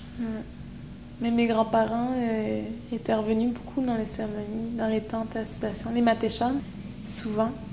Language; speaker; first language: French; non-native, local second language; Innu-aimun